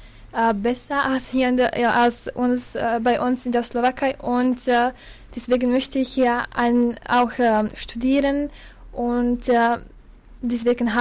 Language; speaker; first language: German; non-native, learner; Slovak